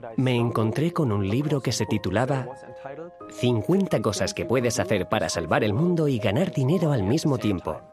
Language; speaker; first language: Spanish; non-native, fluent; German